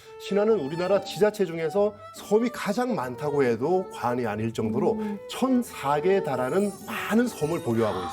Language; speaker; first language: Korean; native; Korean